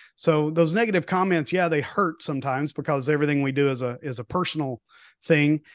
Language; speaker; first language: English; native; English